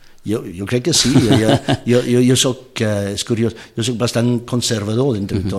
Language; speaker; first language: Catalan; non-native, fluent; English